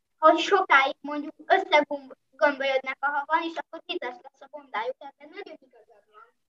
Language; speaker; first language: Hungarian; early bilingual, heritage; Hungarian